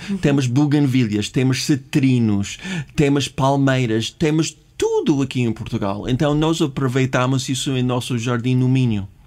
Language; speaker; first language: Portuguese; non-native, fluent; English